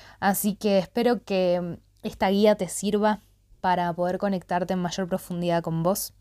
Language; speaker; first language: Spanish; native; Spanish